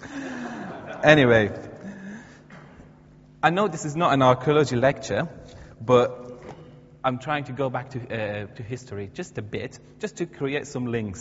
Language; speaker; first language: English; non-native, fluent; Persian